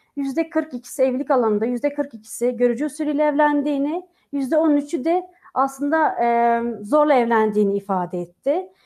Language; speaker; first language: Turkish; non-native, local second language; Kurdish